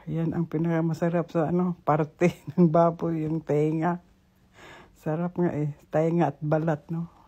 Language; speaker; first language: Filipino; non-native, local second language; Cebuano